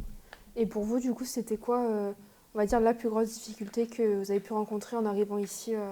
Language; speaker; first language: French; native; French